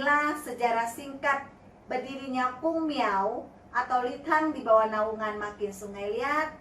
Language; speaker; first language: Indonesian; native; Indonesian